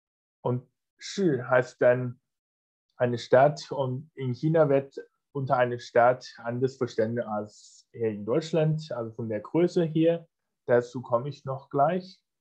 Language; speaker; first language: German; non-native, fluent; Chinese